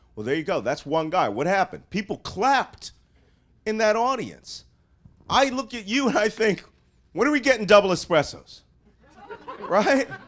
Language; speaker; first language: English; native; English